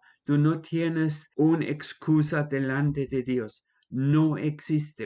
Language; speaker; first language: Spanish; non-native, fluent; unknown